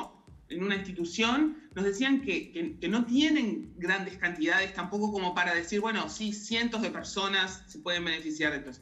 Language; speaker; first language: Spanish; native; Spanish